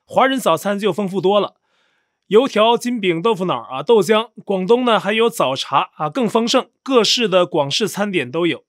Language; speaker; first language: Chinese; native; Chinese